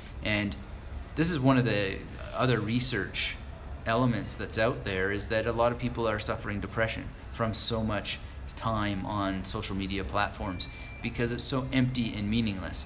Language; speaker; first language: English; native; English